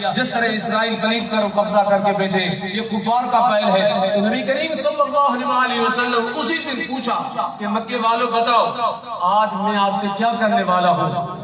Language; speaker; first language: Urdu; non-native, local second language; Sindhi